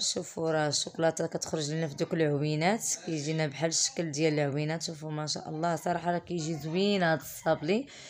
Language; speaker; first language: Arabic; native; Arabic